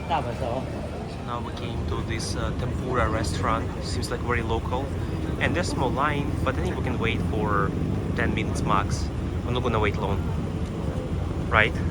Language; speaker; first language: English; non-native, fluent; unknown